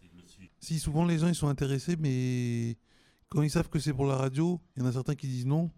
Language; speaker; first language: French; native; French